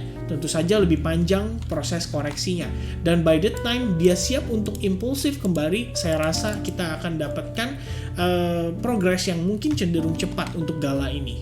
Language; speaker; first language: Indonesian; native; Indonesian